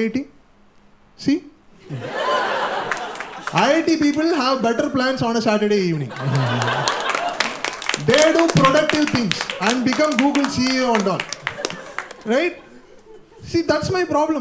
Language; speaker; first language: English; non-native, local second language; Tamil